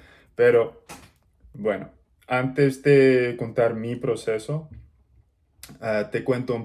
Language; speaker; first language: Spanish; non-native, learner; English